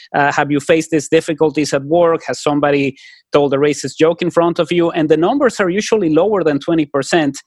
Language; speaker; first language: English; non-native, fluent; Spanish